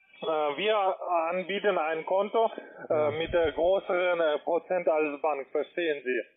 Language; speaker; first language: German; non-native, learner; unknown